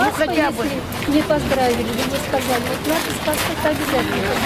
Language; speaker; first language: Russian; native; Russian